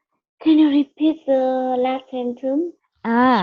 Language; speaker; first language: English; non-native, learner; Vietnamese